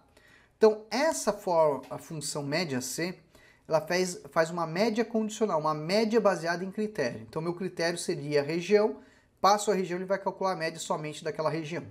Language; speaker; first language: Portuguese; native; Portuguese